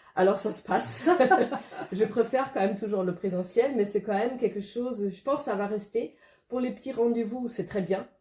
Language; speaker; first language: French; non-native, fluent; German